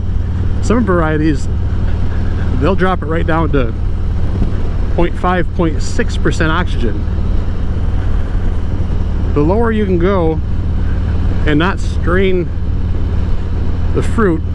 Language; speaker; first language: English; native; English